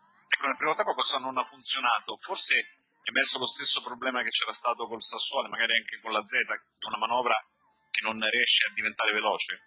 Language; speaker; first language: Italian; native; Italian